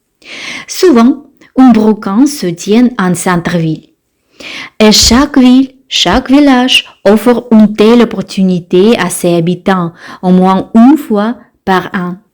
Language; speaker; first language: French; non-native, fluent; Russian